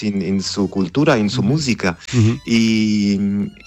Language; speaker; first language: Spanish; non-native, fluent; Armenian